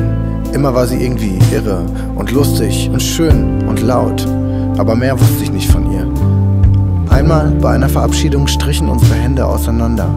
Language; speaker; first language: German; native; German